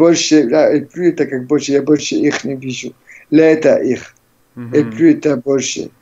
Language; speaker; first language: Russian; non-native, learner; French